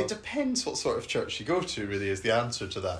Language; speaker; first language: English; native; English